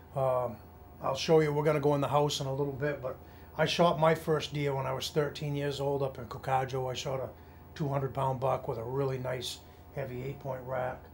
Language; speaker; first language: English; native; English